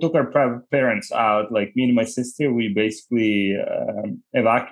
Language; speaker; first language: English; non-native, fluent; Ukrainian